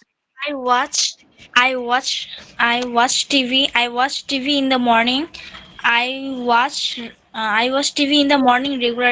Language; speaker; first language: English; non-native, learner; Bangla